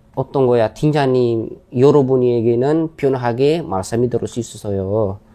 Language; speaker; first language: Korean; non-native, learner; Indonesian